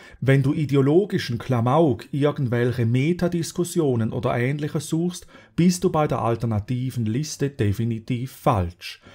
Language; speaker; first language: German; native; German